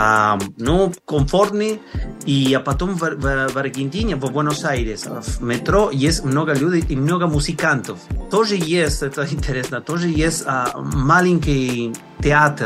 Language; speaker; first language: Russian; non-native, learner; Spanish